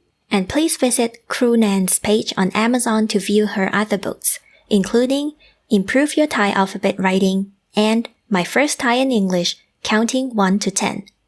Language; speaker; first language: English; non-native, fluent; Thai